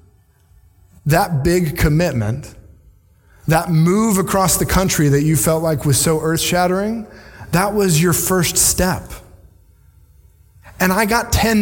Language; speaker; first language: English; native; English